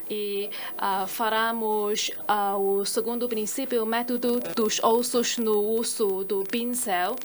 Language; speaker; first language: Portuguese; non-native, fluent; Chinese